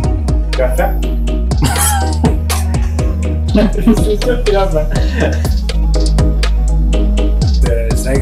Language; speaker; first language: French; non-native, fluent; Dutch